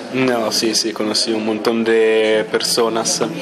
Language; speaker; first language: Spanish; non-native, learner; Italian